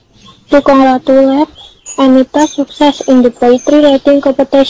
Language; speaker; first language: English; non-native, local second language; Indonesian